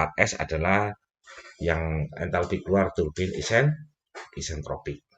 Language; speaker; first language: Indonesian; native; Indonesian